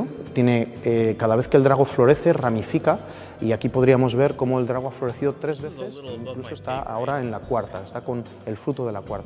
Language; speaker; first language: Spanish; native; Spanish